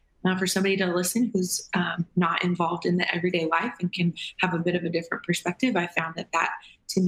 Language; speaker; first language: English; native; English